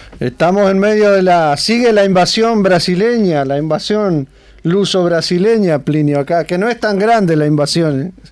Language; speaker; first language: Spanish; native; Spanish